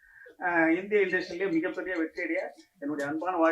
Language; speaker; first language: Tamil; native; Tamil